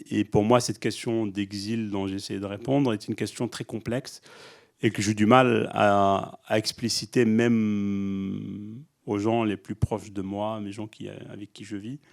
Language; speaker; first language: French; early bilingual, other home language; Arabic